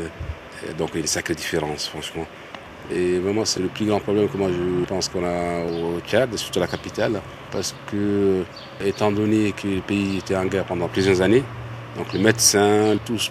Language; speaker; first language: French; non-native, local second language; Arabic